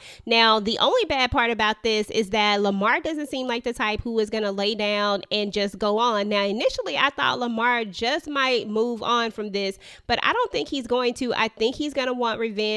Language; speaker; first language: English; native; English